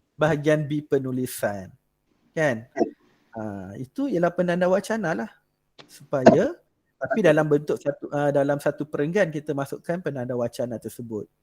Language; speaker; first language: Malay; native; Malay